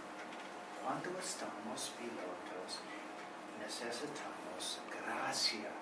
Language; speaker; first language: Spanish; non-native, learner; English